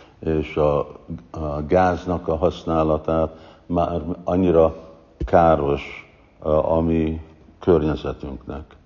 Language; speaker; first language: Hungarian; non-native, fluent; English